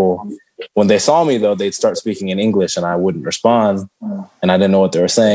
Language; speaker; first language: English; early bilingual, other home language; Shona